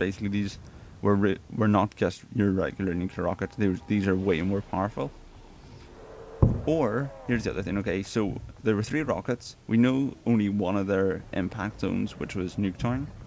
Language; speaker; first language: English; native; English